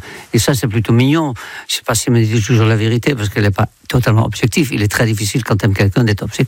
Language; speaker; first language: French; non-native, fluent; Dutch